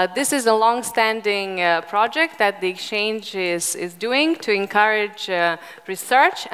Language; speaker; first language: English; non-native, fluent; Lithuanian